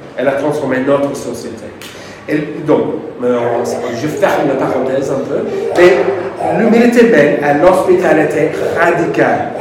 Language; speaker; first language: French; non-native, fluent; English